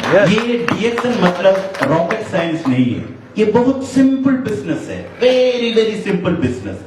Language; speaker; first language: Hindi; non-native, fluent; Bangla